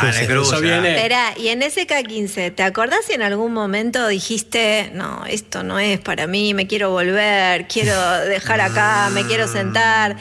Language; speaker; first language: Spanish; native; Spanish